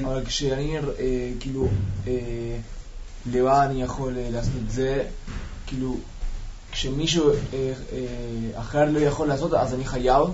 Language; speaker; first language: Hebrew; non-native, learner; Spanish